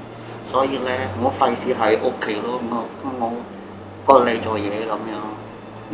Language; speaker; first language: Cantonese; non-native, fluent; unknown